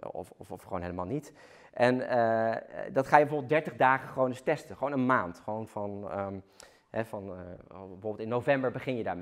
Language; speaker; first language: Dutch; native; Dutch